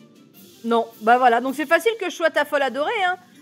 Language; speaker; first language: French; native; French